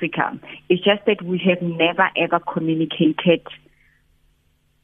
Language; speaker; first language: English; non-native, local second language; Tswana